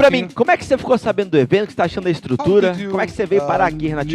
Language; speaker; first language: Portuguese; native; Portuguese